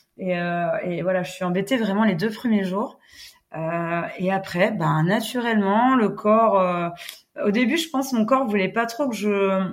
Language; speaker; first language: French; non-native, fluent; English